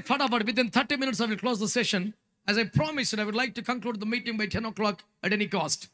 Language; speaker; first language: English; non-native, local second language; Telugu